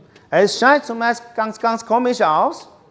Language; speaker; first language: German; non-native, fluent; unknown